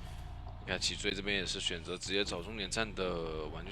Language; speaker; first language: Chinese; native; Chinese